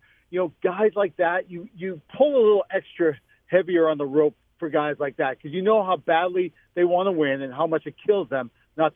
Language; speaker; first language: English; native; English